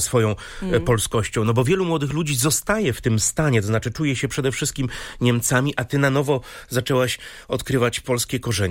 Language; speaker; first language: Polish; native; Polish